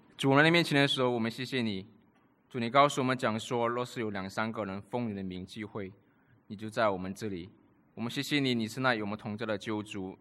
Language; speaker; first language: Chinese; native; Chinese